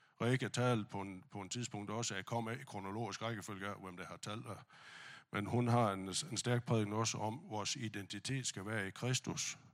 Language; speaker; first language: Danish; non-native, fluent; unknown